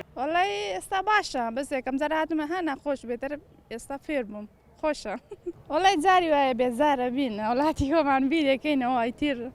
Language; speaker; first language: Central Kurdish; non-native, learner; Nepali